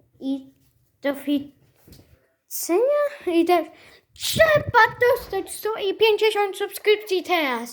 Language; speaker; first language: Polish; early bilingual, heritage; Polish